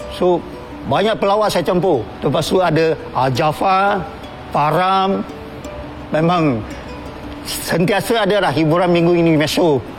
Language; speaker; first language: Malay; non-native, local second language; Chinese